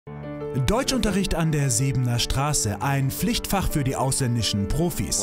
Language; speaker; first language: German; native; German